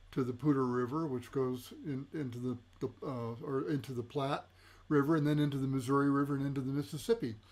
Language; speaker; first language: English; native; English